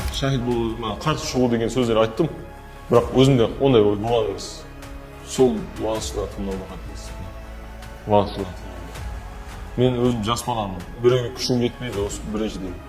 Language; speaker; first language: Kazakh; non-native, local second language; Uzbek